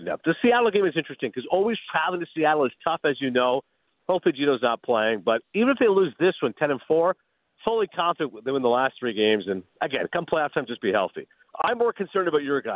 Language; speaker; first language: English; native; English